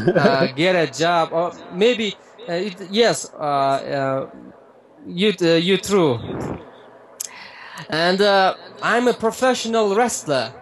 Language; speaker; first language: English; non-native, learner; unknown